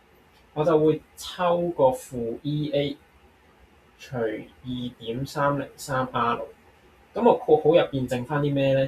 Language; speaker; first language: Cantonese; native; Cantonese